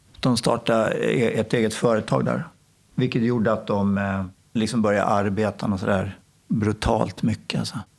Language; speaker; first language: Swedish; native; Swedish